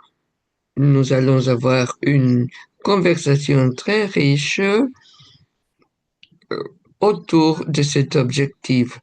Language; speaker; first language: French; non-native, fluent; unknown